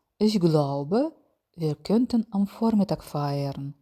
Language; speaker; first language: German; non-native, fluent; Ukrainian